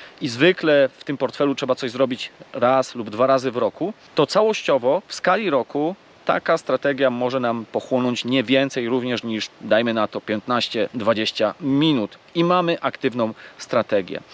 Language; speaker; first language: Polish; native; Polish